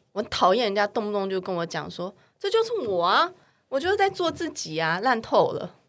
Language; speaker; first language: Chinese; native; Chinese